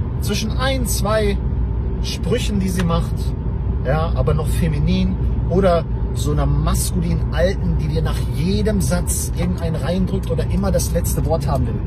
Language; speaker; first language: German; native; German